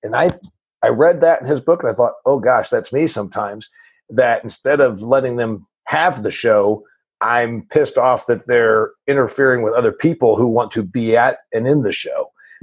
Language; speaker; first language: English; native; English